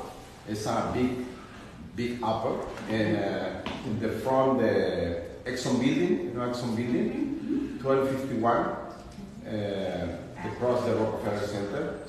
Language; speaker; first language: English; non-native, learner; Spanish